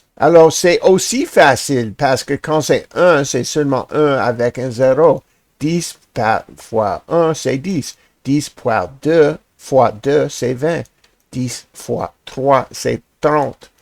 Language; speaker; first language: French; non-native, learner; English